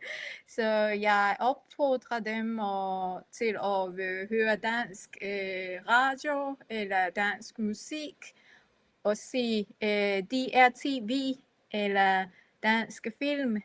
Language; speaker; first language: Danish; non-native, fluent; Japanese